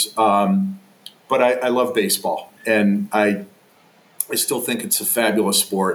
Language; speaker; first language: English; native; English